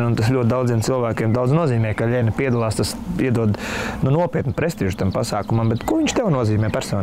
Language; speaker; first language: Latvian; native; Latvian